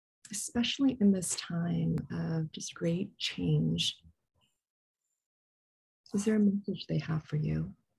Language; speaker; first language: English; early bilingual, other home language; Korean